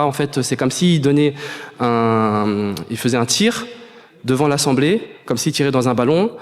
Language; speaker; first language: French; native; French